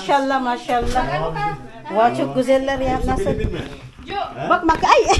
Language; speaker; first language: Turkish; non-native, learner; Filipino